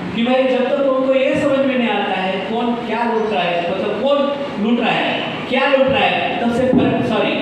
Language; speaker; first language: Hindi; non-native, local second language; Marathi